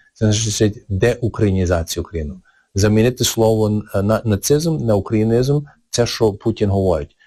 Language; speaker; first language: Ukrainian; early bilingual, heritage; Ukrainian